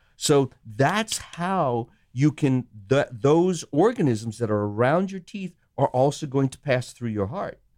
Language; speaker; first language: English; non-native, local second language; Sinhala